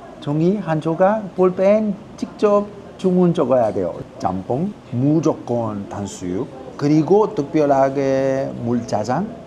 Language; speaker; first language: Korean; non-native, fluent; Italian